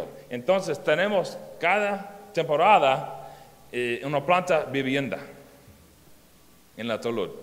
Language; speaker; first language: Spanish; non-native, learner; English